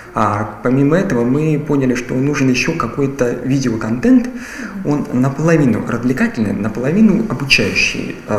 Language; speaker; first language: Russian; native; Russian